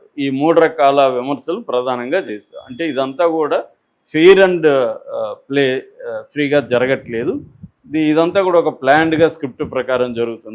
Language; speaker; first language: Telugu; native; Telugu